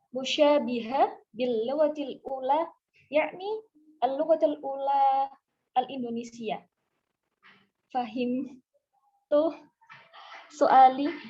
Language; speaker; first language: Arabic; non-native, learner; Indonesian